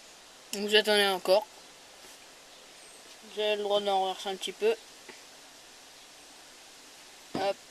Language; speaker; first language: French; native; French